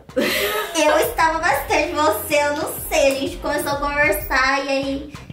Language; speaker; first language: Portuguese; early bilingual, heritage; Portuguese